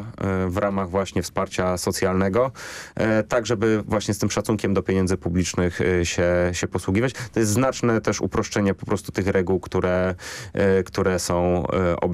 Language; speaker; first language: Polish; native; Polish